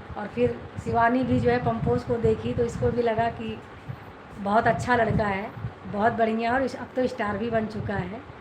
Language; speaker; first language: Hindi; native; Hindi